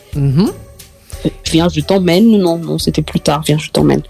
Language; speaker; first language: French; non-native, local second language; Malagasy